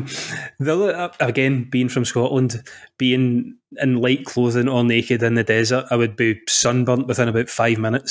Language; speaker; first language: English; native; English